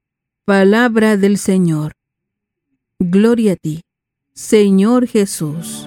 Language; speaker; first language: Spanish; native; Spanish